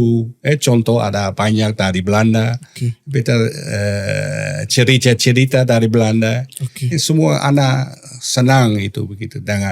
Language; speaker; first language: Indonesian; non-native, learner; Dutch